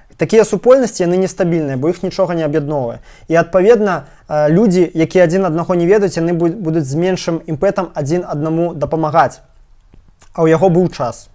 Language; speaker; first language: Belarusian; non-native, local second language; Russian